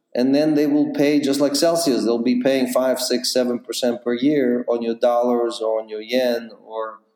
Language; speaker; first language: English; non-native, fluent; Russian